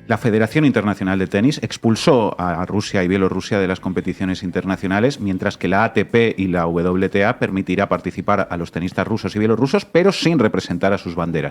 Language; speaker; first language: Spanish; native; Spanish